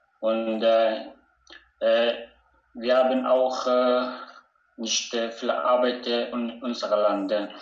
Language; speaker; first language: German; non-native, learner; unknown